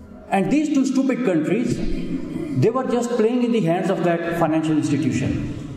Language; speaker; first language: English; non-native, local second language; Urdu